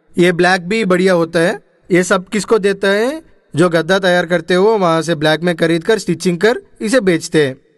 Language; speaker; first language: Hindi; non-native, local second language; Telugu